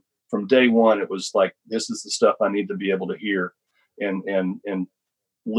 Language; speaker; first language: English; native; English